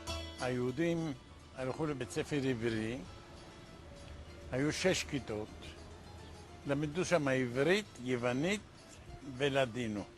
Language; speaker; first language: Hebrew; non-native, fluent; Ladino